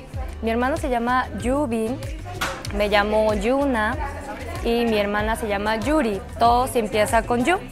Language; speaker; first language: Spanish; non-native, fluent; Korean